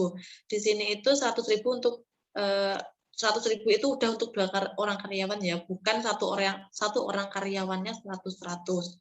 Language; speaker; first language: Indonesian; native; Indonesian